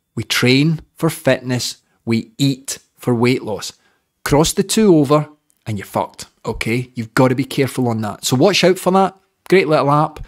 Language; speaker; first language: English; native; English